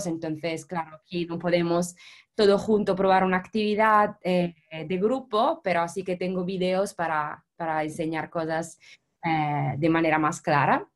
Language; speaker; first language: Spanish; non-native, fluent; Italian